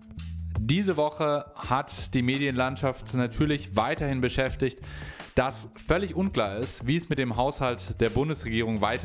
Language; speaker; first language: German; native; German